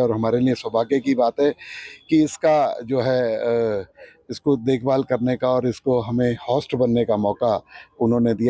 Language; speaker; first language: Hindi; native; Hindi